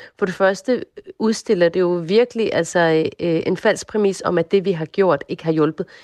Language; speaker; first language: Danish; early bilingual, other home language; Arabic